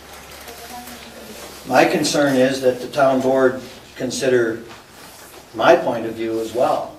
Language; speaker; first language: English; native; English